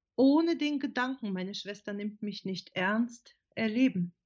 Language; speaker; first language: German; non-native, fluent; Ukrainian